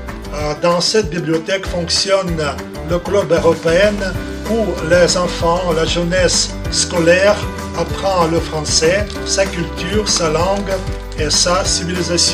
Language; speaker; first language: French; non-native, fluent; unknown